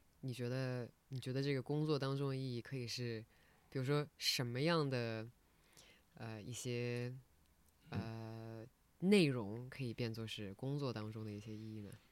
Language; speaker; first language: Chinese; native; Chinese